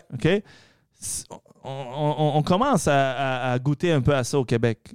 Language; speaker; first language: French; early bilingual, other home language; Arabic